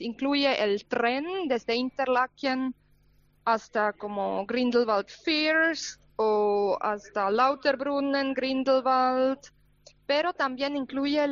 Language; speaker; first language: Spanish; non-native, fluent; German